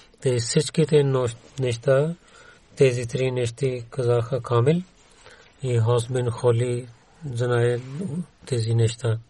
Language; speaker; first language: Bulgarian; non-native, learner; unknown